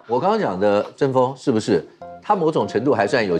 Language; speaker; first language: Chinese; native; Chinese